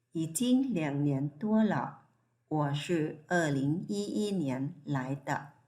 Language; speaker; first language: Chinese; non-native, fluent; Thai